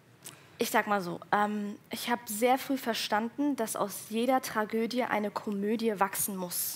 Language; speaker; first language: German; early bilingual, other home language; Persian